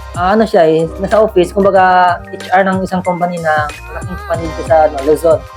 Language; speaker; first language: Filipino; non-native, local second language; Cebuano